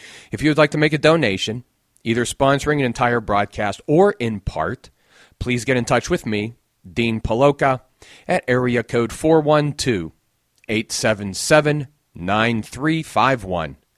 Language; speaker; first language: English; native; English